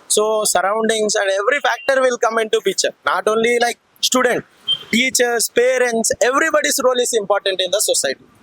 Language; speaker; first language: English; non-native, local second language; Telugu